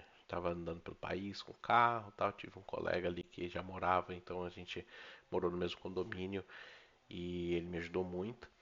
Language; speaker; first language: Portuguese; native; Portuguese